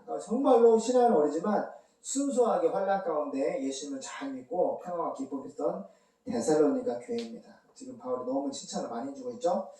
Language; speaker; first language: Korean; native; Korean